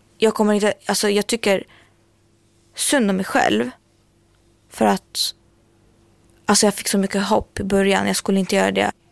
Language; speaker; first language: Swedish; non-native, learner; Albanian